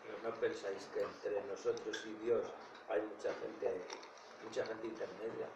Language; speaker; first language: Spanish; native; Spanish